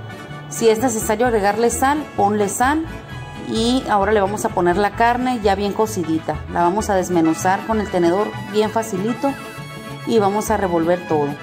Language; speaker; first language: Spanish; native; Spanish